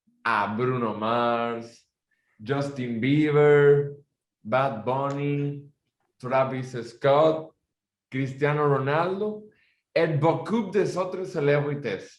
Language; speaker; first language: French; non-native, learner; Spanish